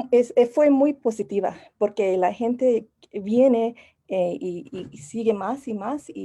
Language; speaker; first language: Spanish; non-native, learner; English